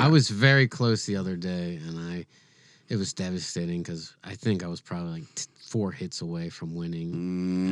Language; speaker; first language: English; native; English